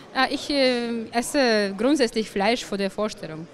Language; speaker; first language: German; non-native, fluent; Russian